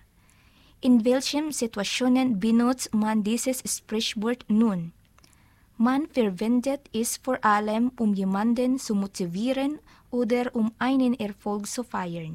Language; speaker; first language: German; non-native, learner; Filipino